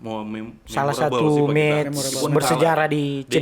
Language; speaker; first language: Indonesian; non-native, local second language; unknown